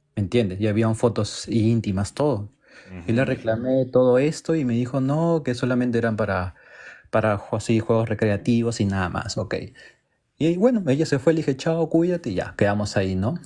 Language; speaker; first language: Spanish; native; Spanish